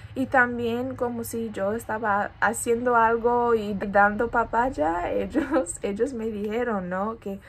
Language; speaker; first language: Spanish; non-native, fluent; English